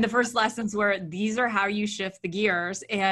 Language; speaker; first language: English; native; English